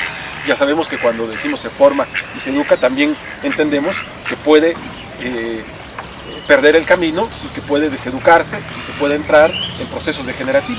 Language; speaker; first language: Spanish; native; Spanish